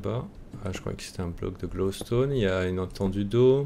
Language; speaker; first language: French; native; French